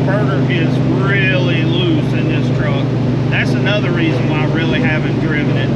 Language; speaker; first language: English; native; English